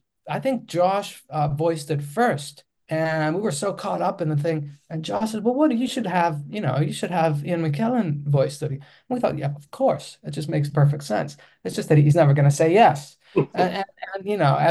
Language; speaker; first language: English; non-native, fluent; Greek